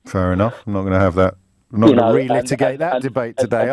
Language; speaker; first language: English; native; English